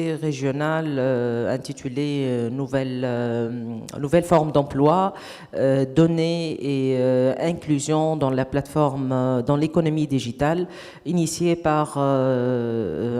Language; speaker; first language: French; non-native, local second language; Arabic